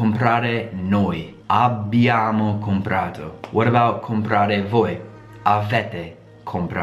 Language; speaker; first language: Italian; non-native, fluent; English